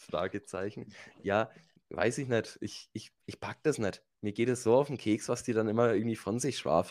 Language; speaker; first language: German; native; German